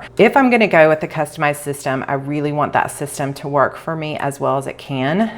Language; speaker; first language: English; native; English